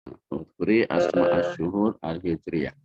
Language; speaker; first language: Arabic; non-native, learner; Indonesian